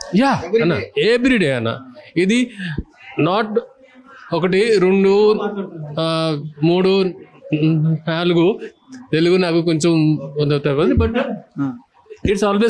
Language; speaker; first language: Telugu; non-native, learner; Hindi